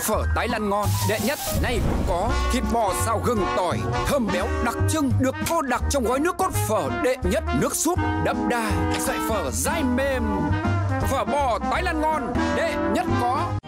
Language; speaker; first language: Vietnamese; native; Vietnamese